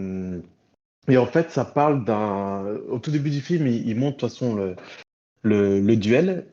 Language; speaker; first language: French; native; French